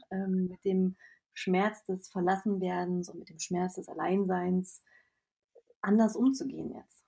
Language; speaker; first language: German; native; German